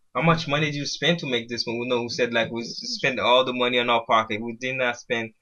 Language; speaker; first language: English; early bilingual, other home language; Haitian Creole